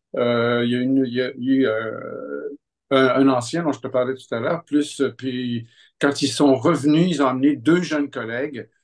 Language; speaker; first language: French; native; French